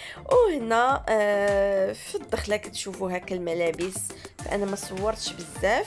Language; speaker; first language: Arabic; native; Arabic